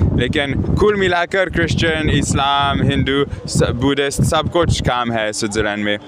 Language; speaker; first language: Hindi; non-native, learner; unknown